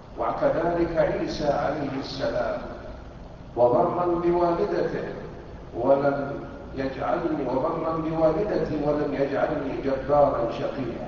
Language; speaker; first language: Arabic; native; Arabic